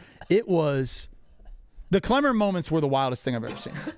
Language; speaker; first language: English; native; English